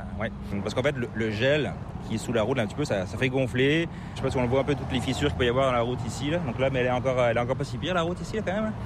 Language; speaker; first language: French; native; French